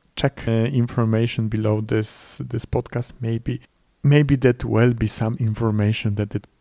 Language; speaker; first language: English; non-native, fluent; Polish